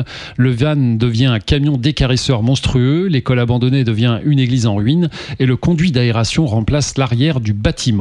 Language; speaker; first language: French; native; French